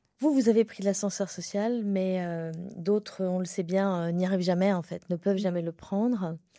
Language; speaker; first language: French; native; French